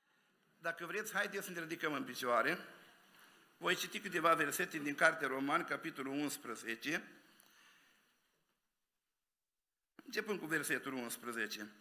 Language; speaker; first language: Romanian; native; Romanian